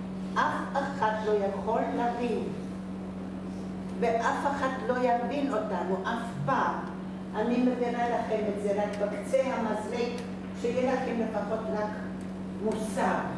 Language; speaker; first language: Hebrew; non-native, fluent; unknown